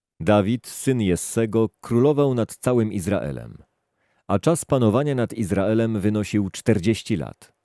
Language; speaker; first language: Polish; native; Polish